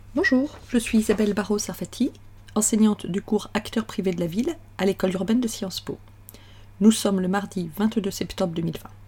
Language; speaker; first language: French; native; French